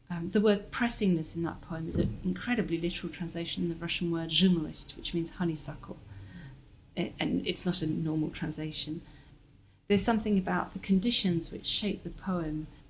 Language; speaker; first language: English; native; English